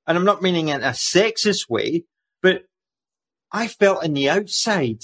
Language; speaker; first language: English; native; English